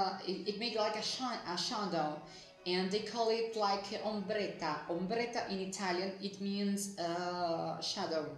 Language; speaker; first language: English; non-native, fluent; Portuguese